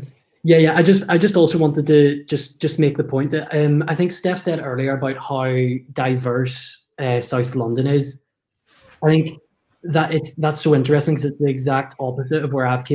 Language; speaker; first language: English; native; English